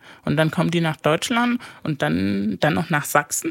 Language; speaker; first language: German; non-native, fluent; Spanish